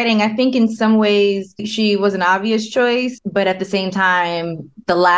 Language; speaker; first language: English; native; English